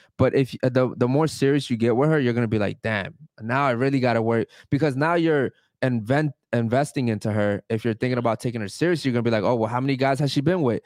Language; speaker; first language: English; early bilingual, other home language; Spanish